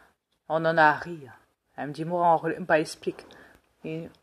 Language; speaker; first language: French; native; French